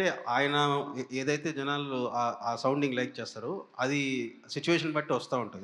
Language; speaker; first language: Telugu; native; Telugu